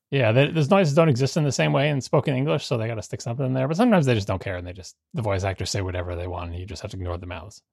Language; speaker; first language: English; native; English